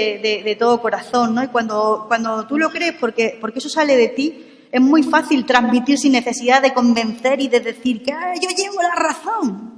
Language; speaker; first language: Spanish; native; Spanish